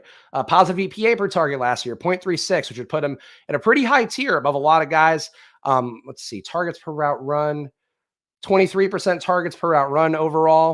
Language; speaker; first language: English; native; English